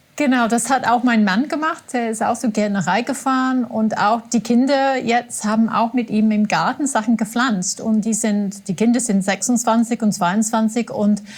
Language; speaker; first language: German; non-native, fluent; English